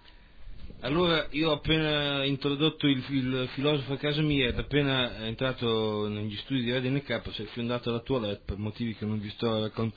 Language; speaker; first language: Italian; native; Italian